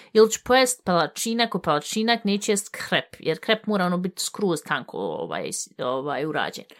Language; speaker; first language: Bosnian; early bilingual, heritage; Bosnian